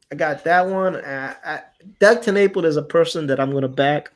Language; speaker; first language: English; non-native, fluent; Spanish